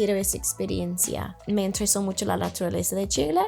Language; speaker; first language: Spanish; non-native, fluent; English